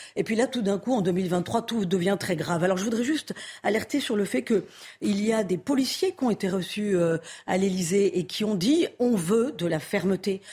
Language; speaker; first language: French; native; French